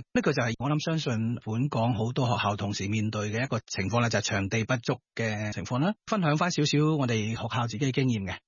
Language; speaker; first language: Cantonese; native; Cantonese